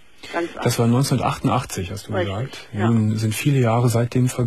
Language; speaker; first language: German; native; German